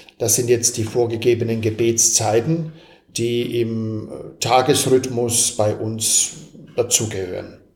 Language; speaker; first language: German; native; German